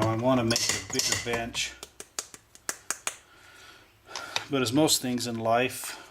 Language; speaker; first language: English; native; English